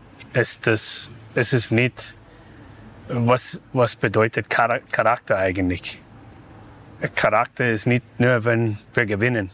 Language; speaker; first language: German; non-native, fluent; English